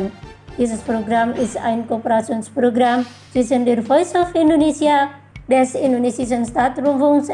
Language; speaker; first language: German; non-native, fluent; Indonesian